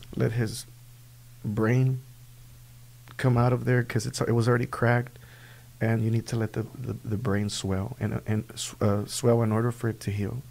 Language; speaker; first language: English; early bilingual, other home language; Spanish